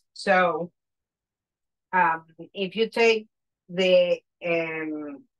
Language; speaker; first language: English; non-native, fluent; Spanish